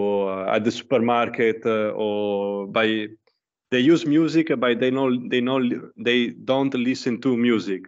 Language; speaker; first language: English; non-native, learner; Italian